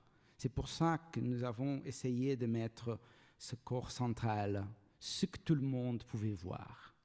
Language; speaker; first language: French; non-native, learner; Portuguese